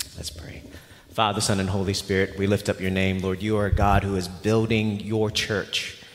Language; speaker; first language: English; non-native, local second language; Cantonese